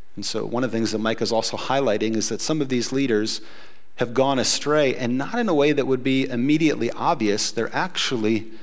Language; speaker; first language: English; native; English